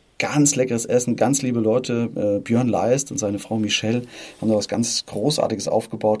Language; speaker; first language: German; native; German